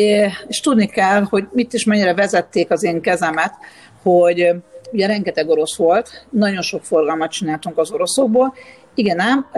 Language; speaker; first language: Hungarian; native; Hungarian